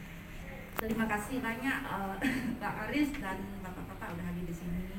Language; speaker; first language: Indonesian; non-native, fluent; Vietnamese